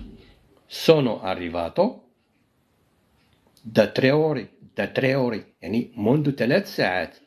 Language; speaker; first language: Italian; non-native, fluent; Arabic